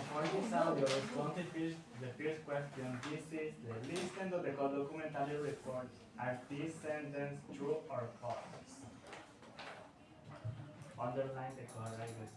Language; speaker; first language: English; non-native, learner; Spanish